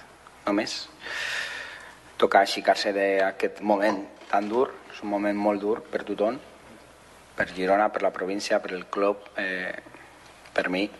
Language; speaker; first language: Catalan; non-native, fluent; Spanish